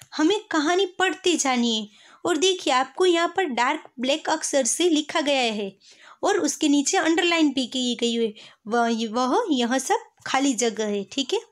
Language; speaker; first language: Hindi; non-native, local second language; Gujarati